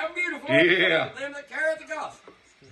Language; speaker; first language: English; native; English